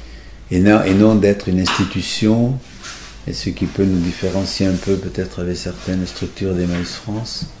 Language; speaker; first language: French; native; French